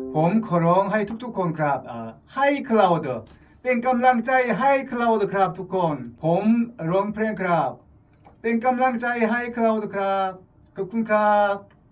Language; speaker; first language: Thai; non-native, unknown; Korean